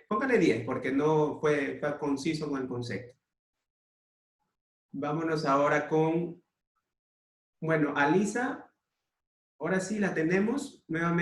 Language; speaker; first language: Spanish; native; Spanish